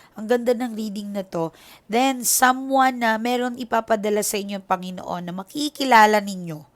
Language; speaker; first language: Filipino; native; Filipino